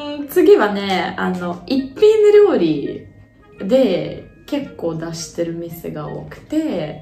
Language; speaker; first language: Japanese; non-native, fluent; Russian